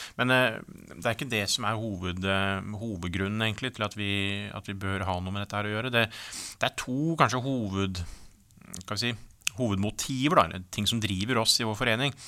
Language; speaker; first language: Norwegian; native; Norwegian